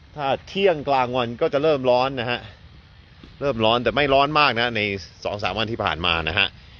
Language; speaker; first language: Thai; non-native, fluent; English